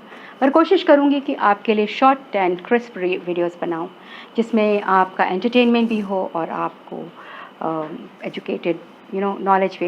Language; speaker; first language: Hindi; native; Hindi